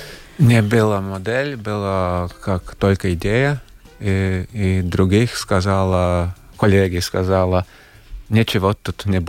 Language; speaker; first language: Russian; non-native, local second language; Latvian